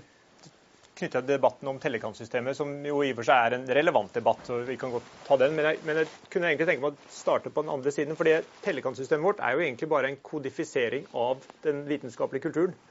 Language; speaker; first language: Norwegian; native; Norwegian